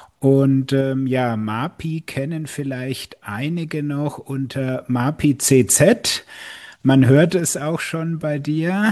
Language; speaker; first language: German; native; German